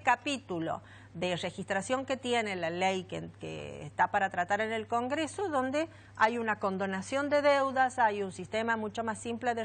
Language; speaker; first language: Spanish; native; Spanish